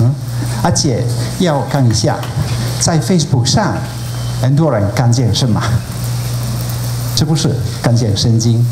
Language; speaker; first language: Chinese; non-native, fluent; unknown